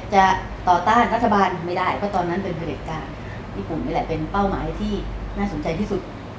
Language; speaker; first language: Thai; native; Thai